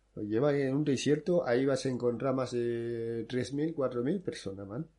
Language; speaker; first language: Spanish; non-native, fluent; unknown